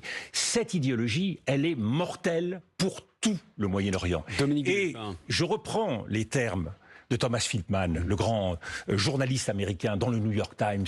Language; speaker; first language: French; native; French